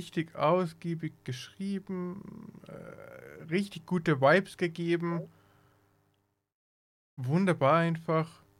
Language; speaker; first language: German; native; German